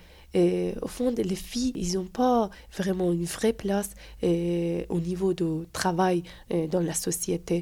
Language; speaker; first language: French; non-native, fluent; Persian